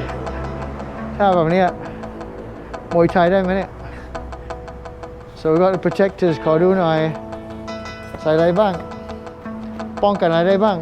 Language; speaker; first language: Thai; non-native, fluent; English